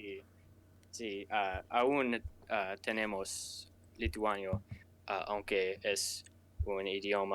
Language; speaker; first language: Spanish; non-native, learner; English